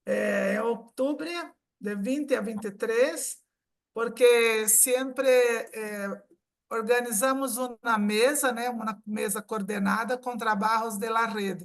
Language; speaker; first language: Portuguese; non-native, fluent; Spanish